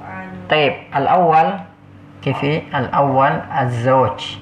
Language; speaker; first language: Arabic; non-native, fluent; Indonesian